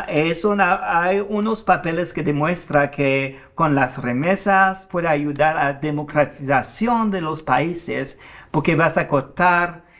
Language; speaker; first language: Spanish; non-native, fluent; French